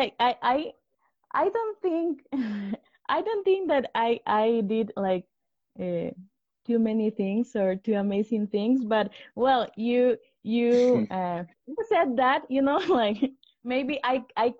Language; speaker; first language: English; non-native, learner; Spanish